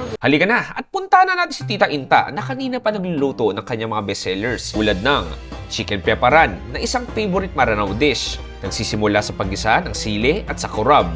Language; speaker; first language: Filipino; native; Filipino